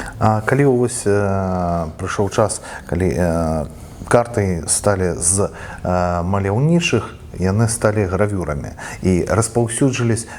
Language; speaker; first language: Belarusian; non-native, local second language; Russian